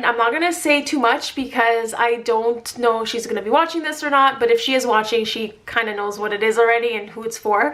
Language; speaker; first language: English; native; English